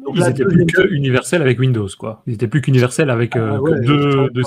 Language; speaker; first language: French; native; French